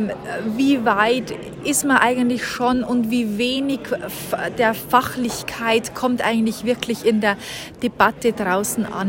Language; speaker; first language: German; native; German